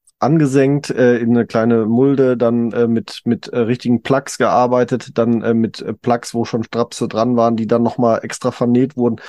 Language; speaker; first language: German; native; German